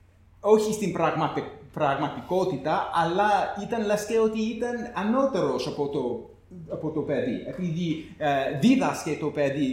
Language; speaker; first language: Greek; non-native, fluent; English